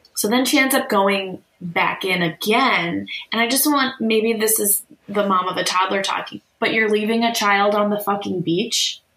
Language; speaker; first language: English; native; English